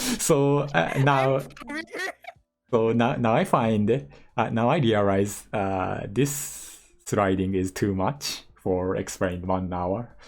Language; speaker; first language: English; non-native, learner; Japanese